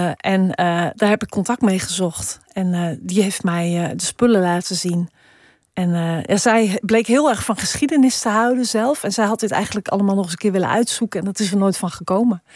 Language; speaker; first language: Dutch; native; Dutch